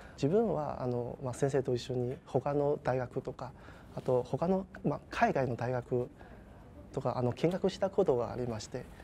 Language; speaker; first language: Japanese; non-native, fluent; Chinese